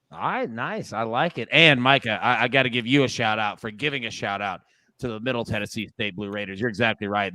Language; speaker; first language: English; native; English